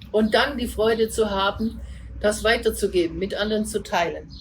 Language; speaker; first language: German; native; German